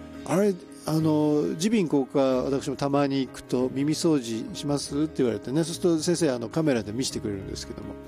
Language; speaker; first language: Japanese; native; Japanese